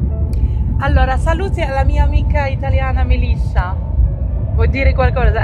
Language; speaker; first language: Italian; non-native, learner; French